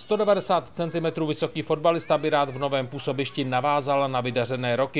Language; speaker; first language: Czech; native; Czech